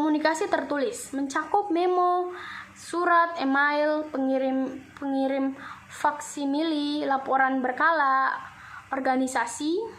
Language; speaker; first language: Indonesian; native; Indonesian